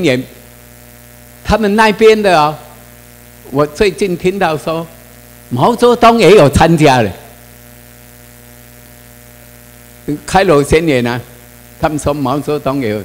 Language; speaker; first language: Chinese; non-native, local second language; Min Nan Chinese